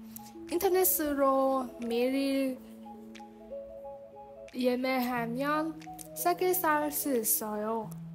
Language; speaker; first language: Korean; non-native, learner; Vietnamese